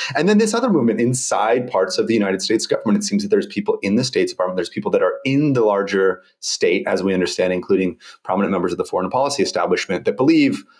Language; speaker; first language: English; native; English